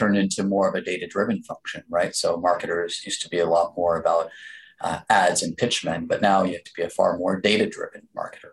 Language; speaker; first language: English; native; English